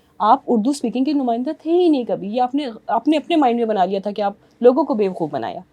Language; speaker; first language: Urdu; native; Urdu